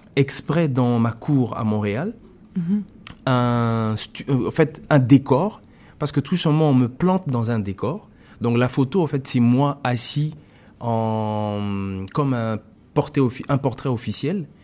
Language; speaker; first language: French; non-native, local second language; Lingala